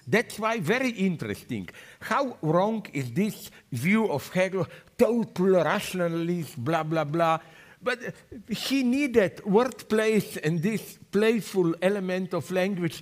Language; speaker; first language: English; non-native, fluent; Slovenian